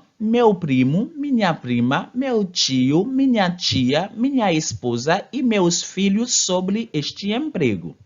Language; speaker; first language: Portuguese; non-native, fluent; Haitian Creole